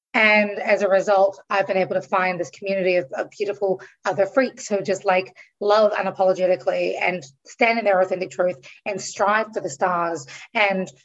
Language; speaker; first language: English; native; English